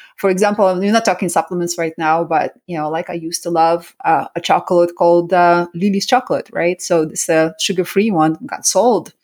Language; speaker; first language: English; early bilingual, other home language; Russian